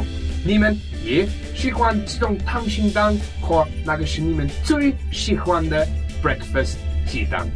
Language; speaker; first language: Chinese; non-native, learner; German